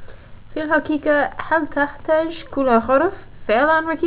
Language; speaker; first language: Arabic; non-native, learner; English